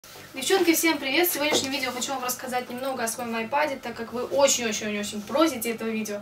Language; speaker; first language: Russian; native; Russian